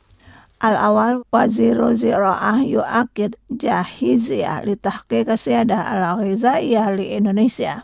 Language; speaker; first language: Arabic; non-native, learner; Indonesian